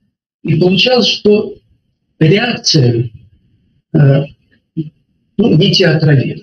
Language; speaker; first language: Russian; native; Russian